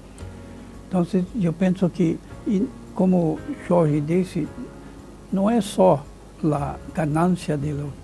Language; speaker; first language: Spanish; non-native, fluent; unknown